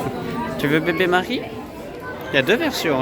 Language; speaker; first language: French; native; French